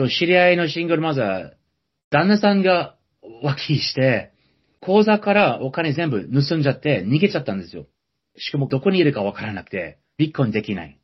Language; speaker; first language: Japanese; non-native, fluent; English